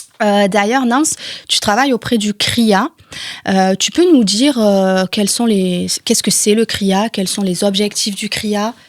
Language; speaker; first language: French; native; French